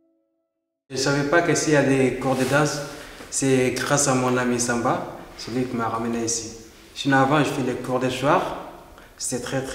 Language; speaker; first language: French; non-native, learner; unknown